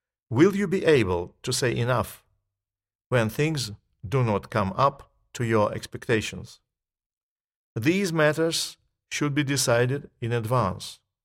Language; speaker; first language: English; non-native, fluent; Russian